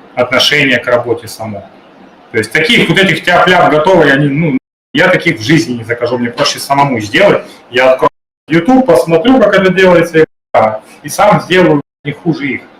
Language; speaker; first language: Russian; native; Russian